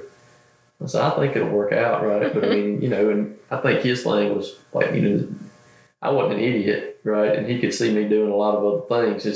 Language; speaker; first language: English; native; English